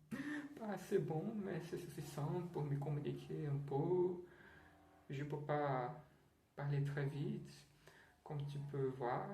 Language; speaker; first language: French; non-native, learner; Portuguese